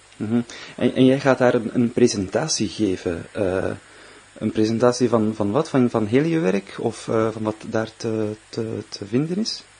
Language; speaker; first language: Dutch; native; Dutch